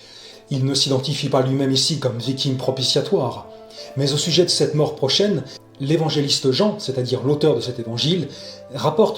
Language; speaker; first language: French; native; French